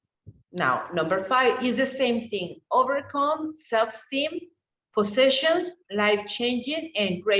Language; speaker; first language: English; non-native, fluent; Spanish